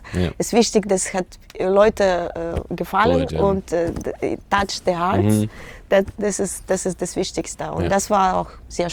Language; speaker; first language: German; non-native, learner; Russian